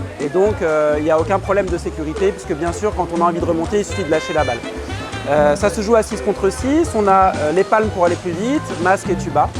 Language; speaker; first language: French; native; French